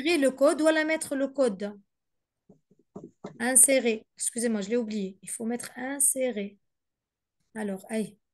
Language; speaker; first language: French; non-native, fluent; Arabic